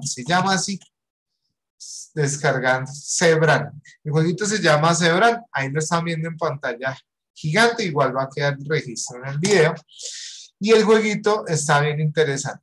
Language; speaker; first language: Spanish; native; Spanish